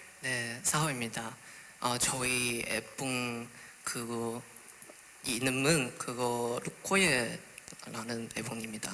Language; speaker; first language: Korean; non-native, learner; Chinese